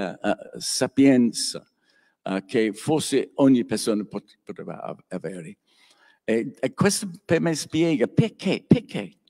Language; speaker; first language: Italian; non-native, learner; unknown